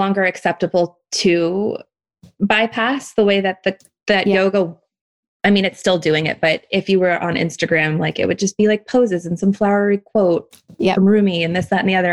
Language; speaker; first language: English; native; English